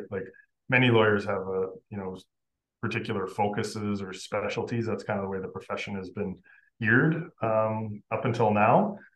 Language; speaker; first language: English; native; English